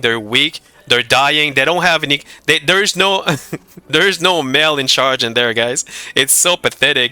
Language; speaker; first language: English; non-native, fluent; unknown